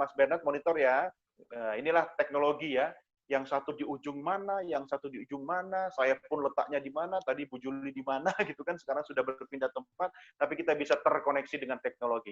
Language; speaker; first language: Indonesian; native; Indonesian